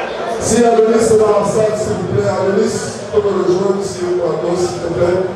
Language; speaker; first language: French; non-native, learner; English